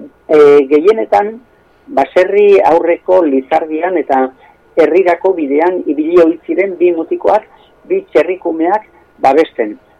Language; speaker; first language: Basque; non-native, local second language; Spanish